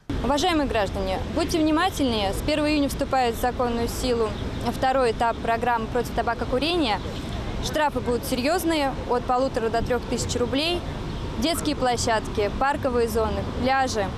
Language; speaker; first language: Russian; native; Russian